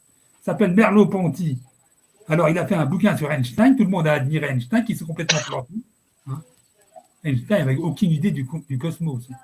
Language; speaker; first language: French; native; French